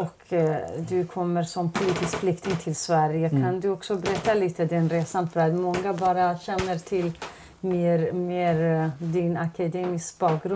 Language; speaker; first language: Swedish; non-native, fluent; Kurdish